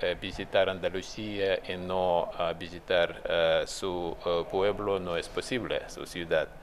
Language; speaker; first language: Spanish; non-native, fluent; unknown